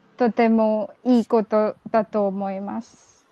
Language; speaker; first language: Japanese; non-native, learner; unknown